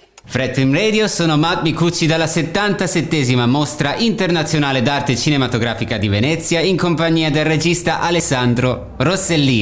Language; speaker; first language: Italian; native; Italian